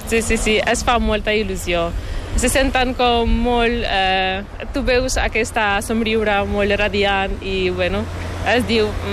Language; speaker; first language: Catalan; non-native, fluent; Ukrainian